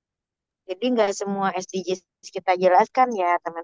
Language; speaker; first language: Indonesian; native; Indonesian